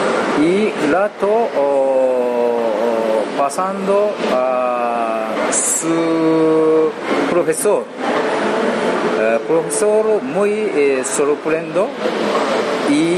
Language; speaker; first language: Spanish; non-native, learner; Japanese